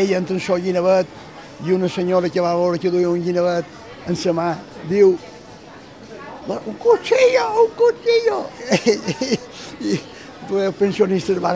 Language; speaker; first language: Catalan; native; Catalan